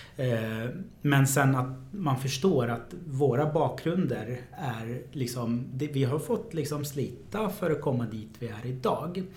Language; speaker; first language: Swedish; early bilingual, other home language; Arabic